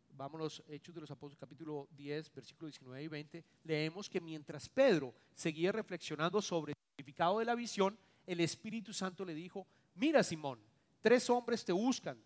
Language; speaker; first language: Spanish; native; Spanish